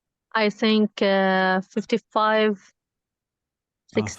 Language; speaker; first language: English; non-native, learner; Arabic